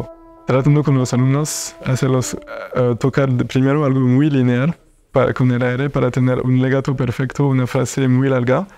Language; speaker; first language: Spanish; non-native, fluent; French